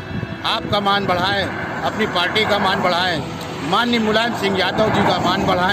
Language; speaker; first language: Hindi; native; Hindi